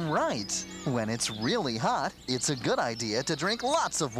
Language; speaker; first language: English; native; English